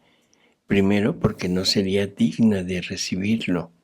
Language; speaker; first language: Spanish; native; Spanish